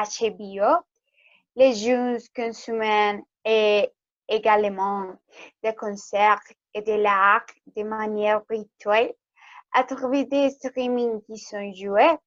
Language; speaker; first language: French; non-native, learner; Spanish